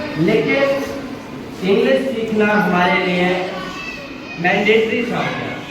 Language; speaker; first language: Hindi; native; Hindi